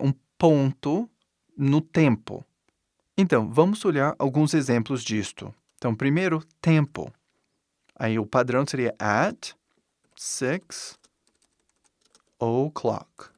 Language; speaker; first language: Portuguese; non-native, fluent; English